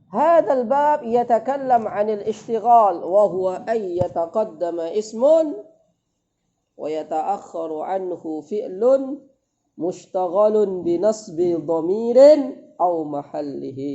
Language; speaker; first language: Arabic; non-native, fluent; Indonesian